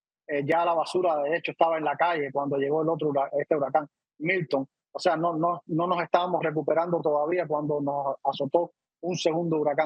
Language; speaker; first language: Spanish; native; Spanish